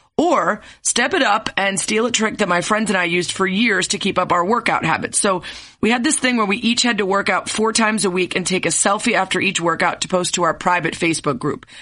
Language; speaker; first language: English; native; English